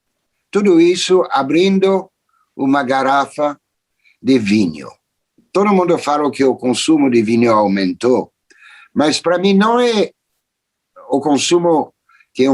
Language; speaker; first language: Portuguese; non-native, fluent; French